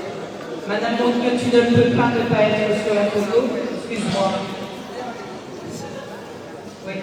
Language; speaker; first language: French; native; French